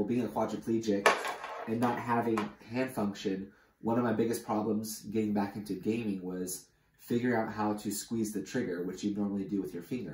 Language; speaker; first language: English; native; English